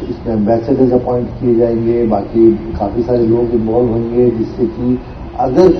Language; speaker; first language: Hindi; native; Hindi